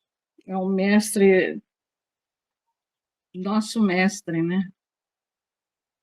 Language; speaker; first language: Portuguese; native; Portuguese